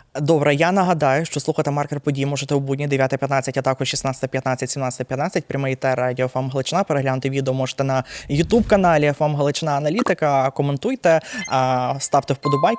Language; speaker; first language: Ukrainian; native; Ukrainian